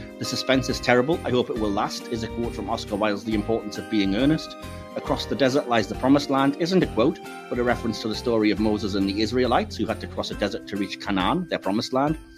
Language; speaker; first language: English; native; English